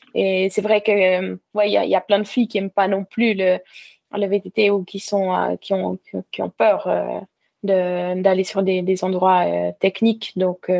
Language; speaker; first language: French; native; French